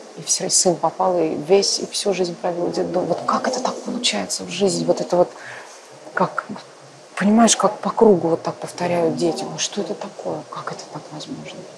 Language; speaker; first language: Russian; native; Russian